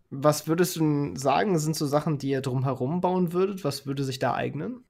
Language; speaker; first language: German; native; German